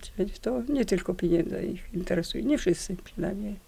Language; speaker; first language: Polish; non-native, learner; French